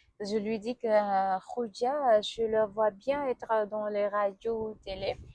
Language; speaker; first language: French; non-native, local second language; Wolof